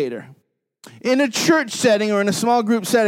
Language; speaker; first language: English; native; English